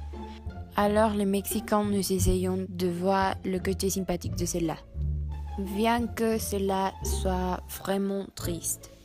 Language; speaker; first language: French; non-native, learner; Spanish